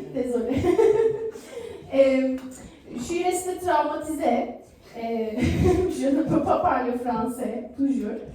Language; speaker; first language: French; non-native, learner; Turkish